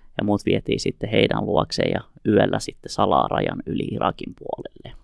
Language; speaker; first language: Finnish; early bilingual, other home language; Kurdish